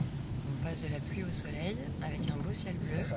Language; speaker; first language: French; native; French